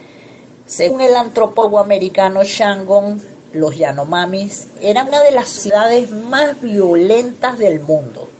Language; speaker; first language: Spanish; native; Spanish